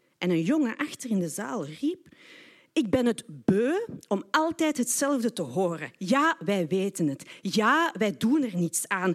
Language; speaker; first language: Dutch; native; Dutch